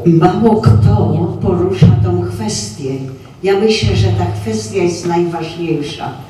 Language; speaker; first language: Polish; native; Polish